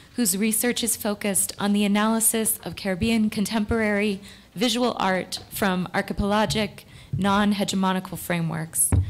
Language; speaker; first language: English; native; English